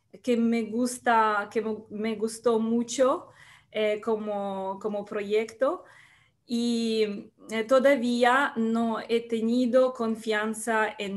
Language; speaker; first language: Spanish; non-native, learner; Russian